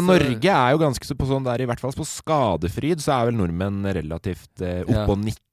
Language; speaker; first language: Norwegian; native; Norwegian